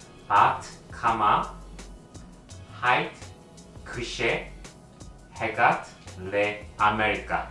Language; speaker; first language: Hebrew; non-native, learner; Korean